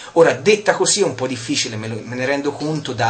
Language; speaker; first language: Italian; native; Italian